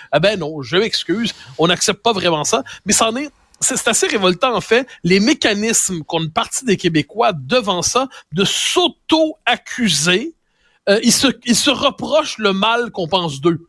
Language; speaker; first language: French; native; French